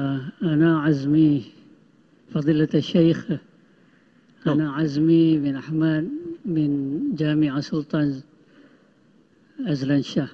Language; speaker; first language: Arabic; non-native, fluent; Malay